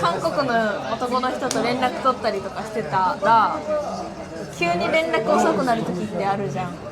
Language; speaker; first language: Japanese; native; Japanese